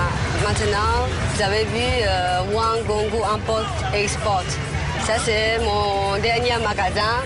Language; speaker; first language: French; non-native, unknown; Chinese